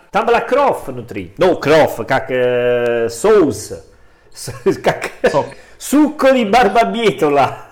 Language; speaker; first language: Russian; non-native, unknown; Italian